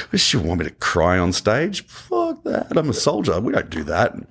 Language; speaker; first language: English; native; English